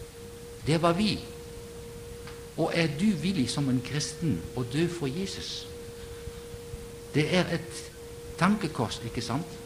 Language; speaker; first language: Norwegian; non-native, fluent; Dutch